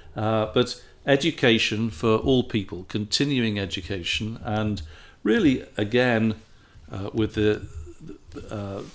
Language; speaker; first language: English; native; English